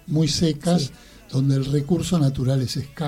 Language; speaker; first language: Spanish; native; Spanish